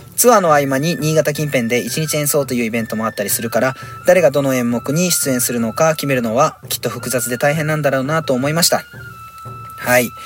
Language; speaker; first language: Japanese; native; Japanese